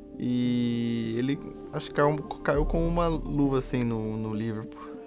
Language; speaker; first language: Portuguese; native; Portuguese